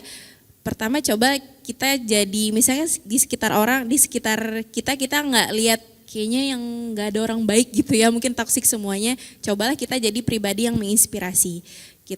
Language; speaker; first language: Indonesian; native; Indonesian